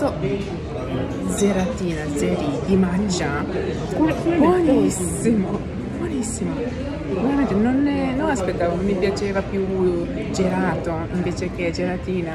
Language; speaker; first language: Italian; non-native, learner; Japanese